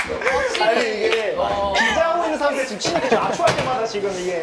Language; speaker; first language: Korean; native; Korean